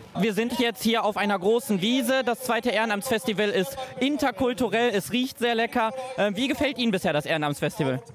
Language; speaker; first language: German; native; German